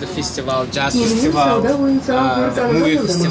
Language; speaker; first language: English; non-native, learner; Kazakh